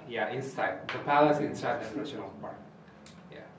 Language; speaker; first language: English; non-native, fluent; Indonesian